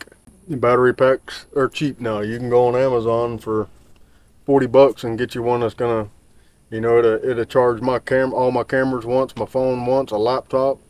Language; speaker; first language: English; native; English